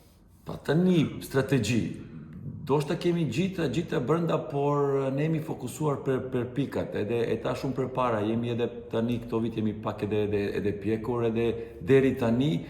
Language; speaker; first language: Albanian; non-native, fluent; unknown